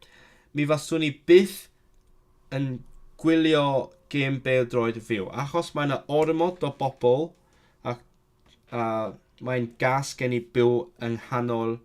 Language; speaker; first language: Welsh; non-native, learner; Cantonese